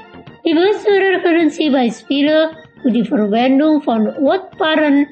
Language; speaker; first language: German; non-native, fluent; Indonesian